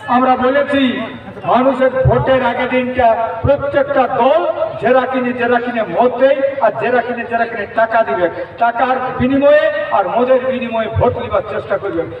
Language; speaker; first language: Bangla; non-native, local second language; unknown